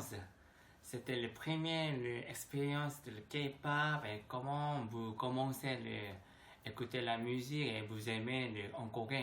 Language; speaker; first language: French; non-native, learner; Korean